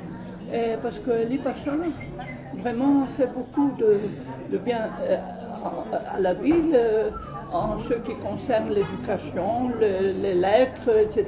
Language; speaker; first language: French; non-native, fluent; Greek